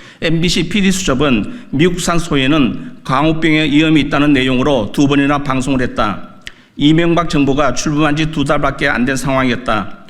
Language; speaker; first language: Korean; native; Korean